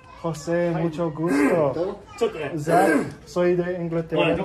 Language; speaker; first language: Spanish; non-native, learner; English